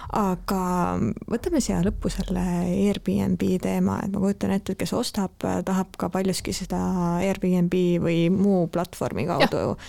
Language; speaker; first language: Estonian; native; Estonian